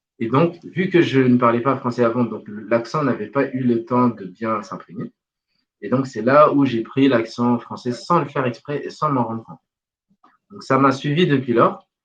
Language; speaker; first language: French; non-native, local second language; Wolof